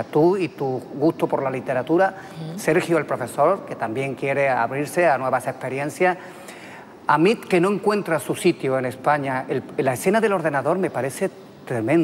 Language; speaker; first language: Spanish; native; Spanish